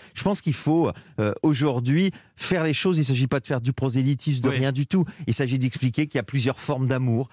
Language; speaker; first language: French; native; French